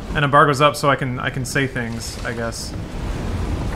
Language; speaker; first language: English; native; English